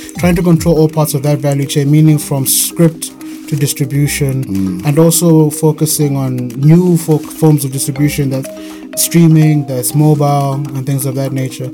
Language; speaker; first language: English; non-native, local second language; Shona